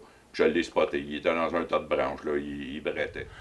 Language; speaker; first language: French; native; French